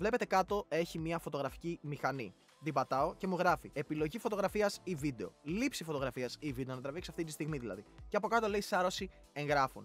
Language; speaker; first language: Greek; native; Greek